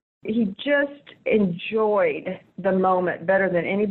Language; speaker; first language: English; native; English